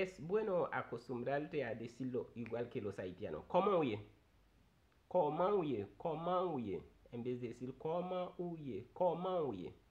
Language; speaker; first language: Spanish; non-native, fluent; Haitian Creole